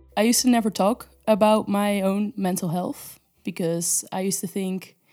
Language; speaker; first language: English; non-native, fluent; Dutch